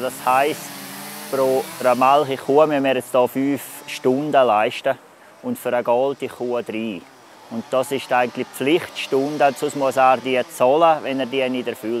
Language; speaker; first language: German; native; German